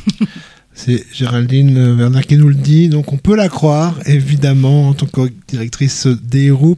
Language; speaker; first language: French; native; French